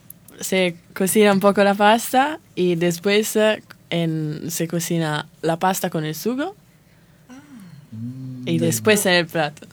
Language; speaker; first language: Spanish; non-native, learner; Italian